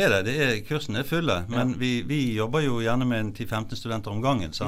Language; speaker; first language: Norwegian; native; Norwegian